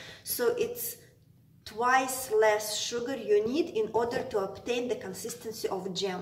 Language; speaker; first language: English; non-native, fluent; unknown